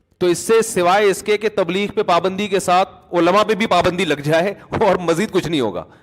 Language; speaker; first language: Urdu; native; Urdu